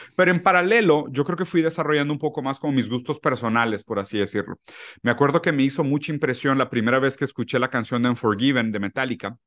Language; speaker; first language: Spanish; early bilingual, other home language; Portuguese